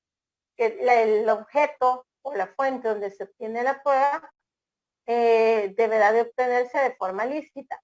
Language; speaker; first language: Spanish; native; Spanish